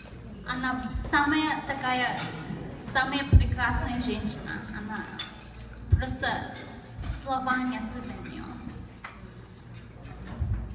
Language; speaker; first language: Russian; early bilingual, heritage; English